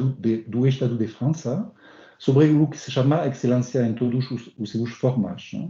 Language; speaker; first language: Portuguese; non-native, learner; French